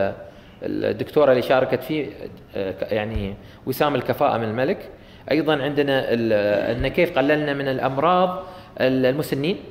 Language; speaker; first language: Arabic; native; Arabic